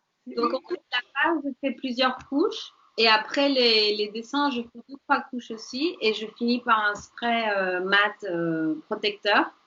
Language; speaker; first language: French; non-native, fluent; Spanish